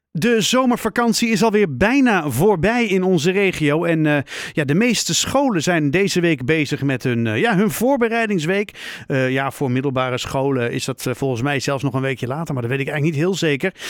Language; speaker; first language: Dutch; native; Dutch